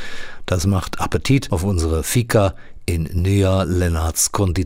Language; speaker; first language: German; native; German